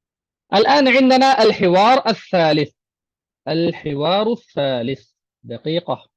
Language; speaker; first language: Arabic; non-native, fluent; Urdu